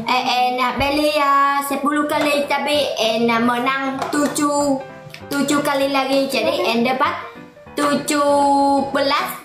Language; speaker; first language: Indonesian; non-native, learner; Vietnamese